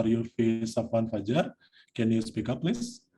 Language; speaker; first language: English; non-native, learner; Indonesian